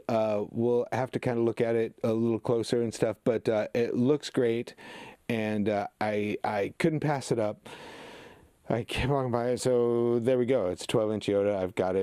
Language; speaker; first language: English; native; English